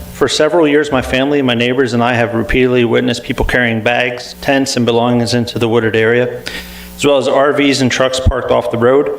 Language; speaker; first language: English; native; English